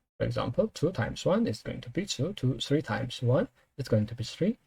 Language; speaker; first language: English; non-native, local second language; Amharic